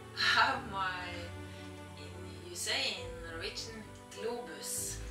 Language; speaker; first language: English; non-native, learner; Norwegian